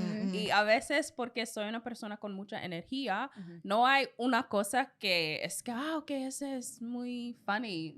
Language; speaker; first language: Spanish; non-native, learner; English